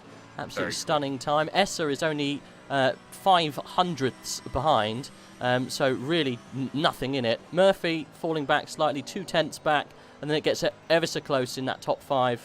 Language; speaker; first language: English; native; English